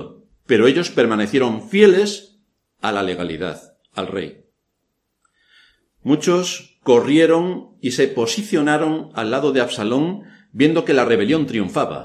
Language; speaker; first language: Spanish; native; Spanish